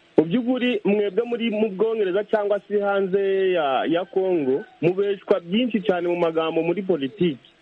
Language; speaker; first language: Kinyarwanda; native; Kinyarwanda